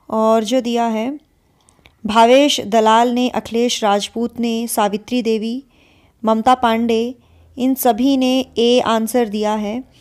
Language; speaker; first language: Hindi; native; Hindi